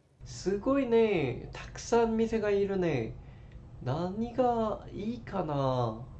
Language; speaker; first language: Japanese; non-native, learner; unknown